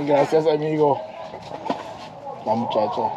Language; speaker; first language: Spanish; non-native, learner; English